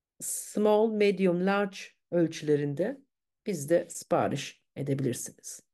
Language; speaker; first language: Turkish; early bilingual, heritage; Turkish